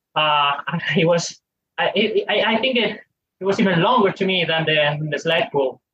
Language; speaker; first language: English; non-native, fluent; Spanish